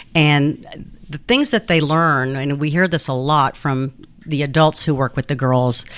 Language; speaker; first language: English; early bilingual, other home language; Spanish